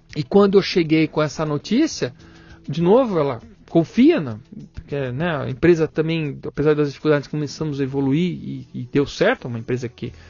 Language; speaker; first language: Portuguese; native; Portuguese